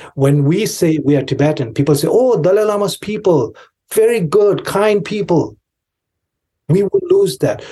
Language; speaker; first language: English; non-native, local second language; Tibetan